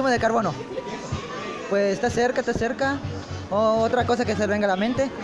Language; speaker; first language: Spanish; native; Spanish